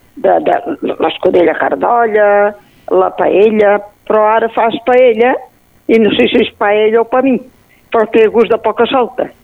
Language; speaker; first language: Catalan; native; Catalan